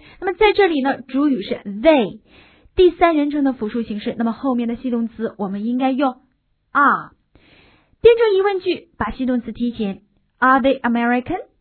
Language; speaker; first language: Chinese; native; Chinese